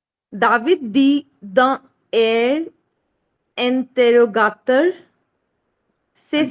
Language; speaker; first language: French; non-native, learner; Hindi